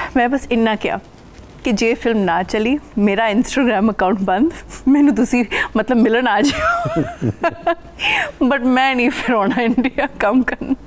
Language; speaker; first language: Punjabi; early bilingual, heritage; Punjabi